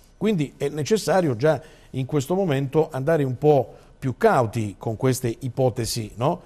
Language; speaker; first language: Italian; native; Italian